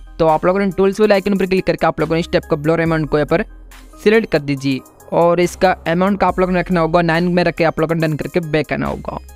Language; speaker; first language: Hindi; non-native, local second language; Odia